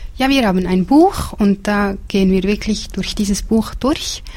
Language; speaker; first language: German; native; German